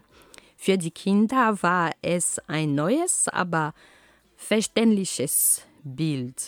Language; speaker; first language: German; non-native, fluent; Ghomala